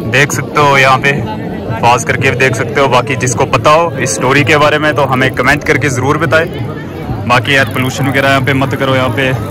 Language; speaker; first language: Hindi; native; Hindi